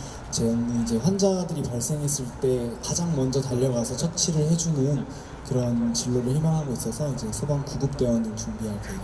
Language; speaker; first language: Korean; native; Korean